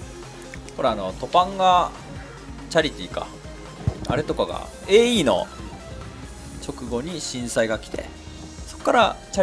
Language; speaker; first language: Japanese; native; Japanese